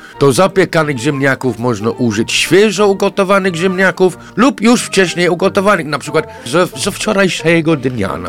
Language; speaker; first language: Polish; non-native, fluent; English